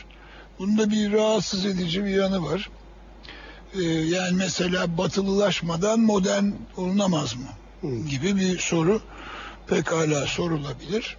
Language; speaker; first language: Turkish; native; Turkish